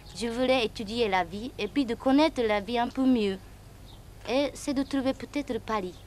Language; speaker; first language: French; non-native, fluent; Japanese